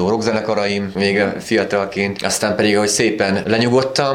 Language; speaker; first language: Hungarian; native; Hungarian